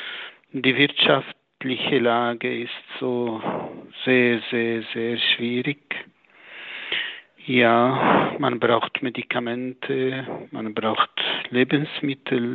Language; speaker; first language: German; non-native, fluent; Arabic